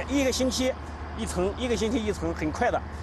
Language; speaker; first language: Chinese; native; Chinese